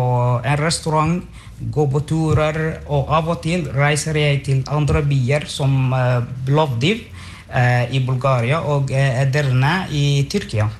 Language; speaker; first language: Norwegian; non-native, fluent; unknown